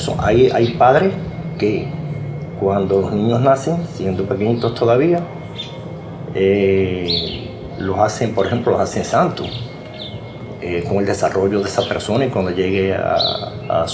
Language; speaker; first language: Spanish; native; Spanish